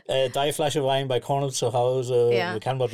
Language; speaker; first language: German; non-native, learner; English